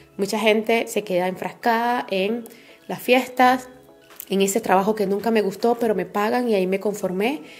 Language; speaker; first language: Spanish; native; Spanish